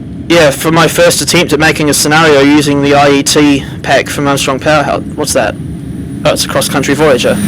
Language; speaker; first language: English; native; English